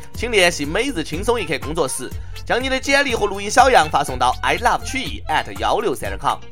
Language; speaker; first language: Chinese; native; Chinese